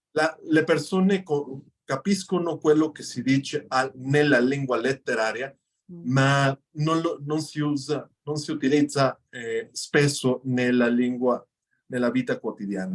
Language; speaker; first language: Italian; non-native, fluent; Spanish